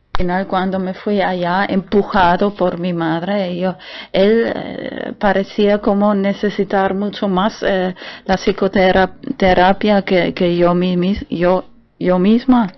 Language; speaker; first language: Spanish; non-native, fluent; German